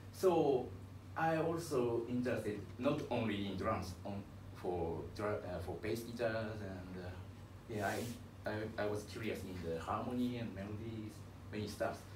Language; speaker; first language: English; non-native, learner; Japanese